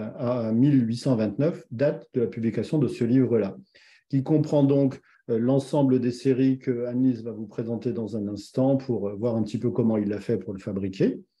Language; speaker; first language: French; native; French